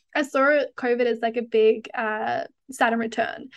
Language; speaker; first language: English; native; English